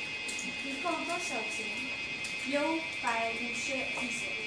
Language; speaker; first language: Chinese; non-native, learner; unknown